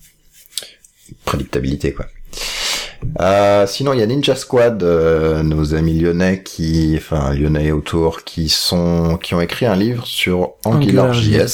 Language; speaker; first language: French; native; French